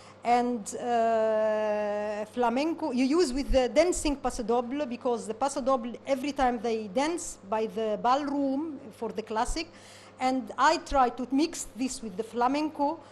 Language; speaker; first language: English; non-native, learner; Arabic